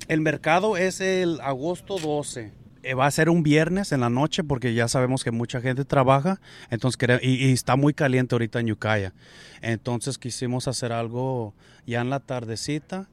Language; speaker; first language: Spanish; early bilingual, heritage; Spanish